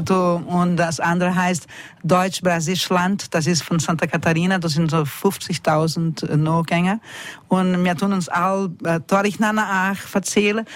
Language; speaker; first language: German; early bilingual, heritage; German